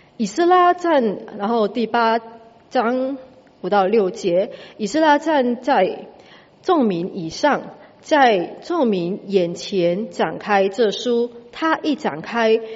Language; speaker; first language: Chinese; non-native, fluent; Indonesian